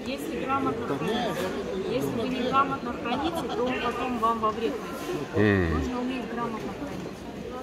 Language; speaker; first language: Russian; native; Russian